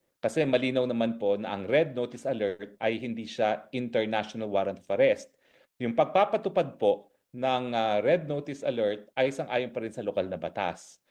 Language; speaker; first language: Filipino; native; Filipino